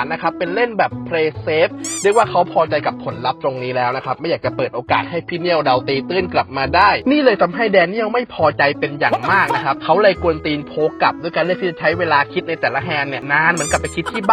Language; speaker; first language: Thai; native; Thai